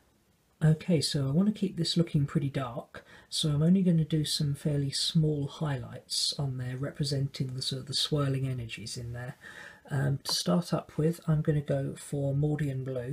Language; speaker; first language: English; native; English